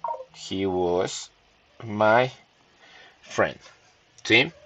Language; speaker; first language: English; non-native, fluent; Spanish